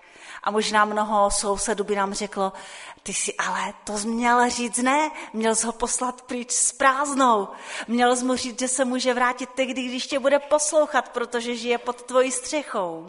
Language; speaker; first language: Czech; non-native, local second language; Polish